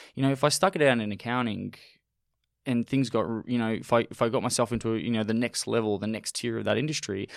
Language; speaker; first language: English; native; English